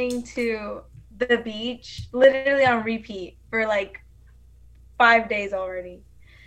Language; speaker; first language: English; early bilingual, other home language; Spanish